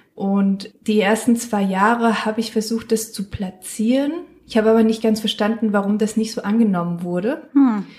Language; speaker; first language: German; non-native, fluent; Spanish